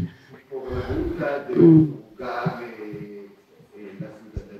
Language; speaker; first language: Spanish; non-native, learner; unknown